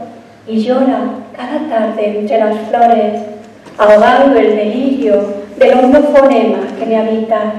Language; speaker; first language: Spanish; native; Spanish